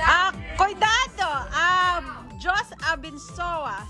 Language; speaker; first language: Portuguese; non-native, learner; Filipino